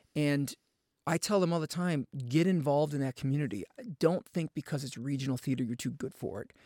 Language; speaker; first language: English; native; English